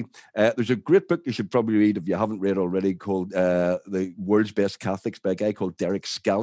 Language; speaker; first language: English; native; English